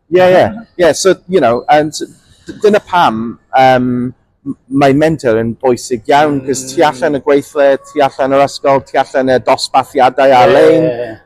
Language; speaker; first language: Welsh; non-native, local second language; English